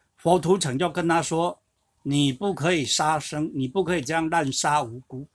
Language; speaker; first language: Chinese; native; Chinese